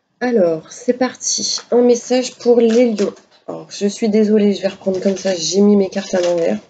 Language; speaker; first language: French; native; French